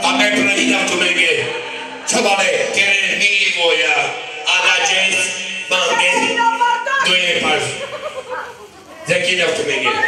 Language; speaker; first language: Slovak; non-native, local second language; Romany